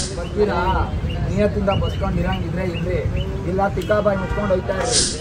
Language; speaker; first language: Kannada; native; Kannada